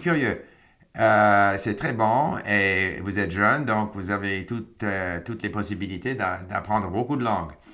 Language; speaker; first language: French; non-native, fluent; English